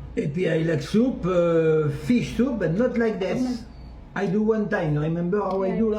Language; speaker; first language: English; non-native, learner; French